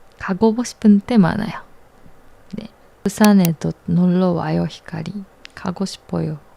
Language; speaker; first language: Korean; non-native, learner; Japanese